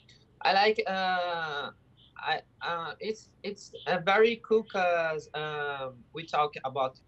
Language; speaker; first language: English; non-native, learner; Portuguese